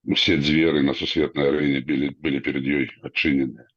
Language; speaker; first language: Belarusian; non-native, local second language; Russian